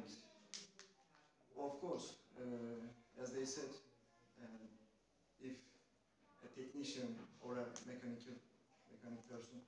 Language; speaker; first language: English; non-native, learner; Turkish